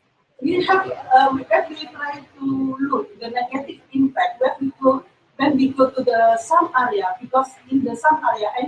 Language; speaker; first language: English; non-native, learner; Indonesian